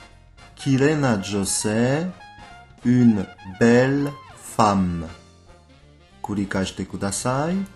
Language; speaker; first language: Japanese; non-native, fluent; French